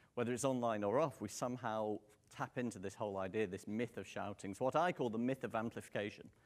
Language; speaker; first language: English; native; English